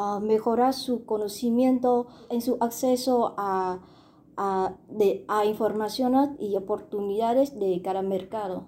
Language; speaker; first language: Spanish; non-native, fluent; Vietnamese